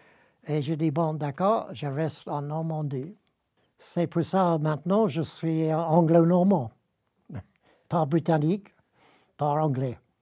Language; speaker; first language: French; non-native, fluent; English